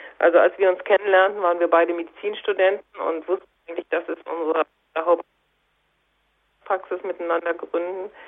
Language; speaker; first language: German; native; German